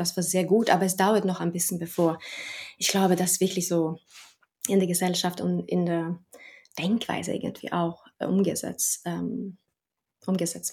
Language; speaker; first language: German; non-native, fluent; Norwegian